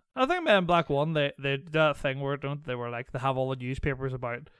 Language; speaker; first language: English; native; English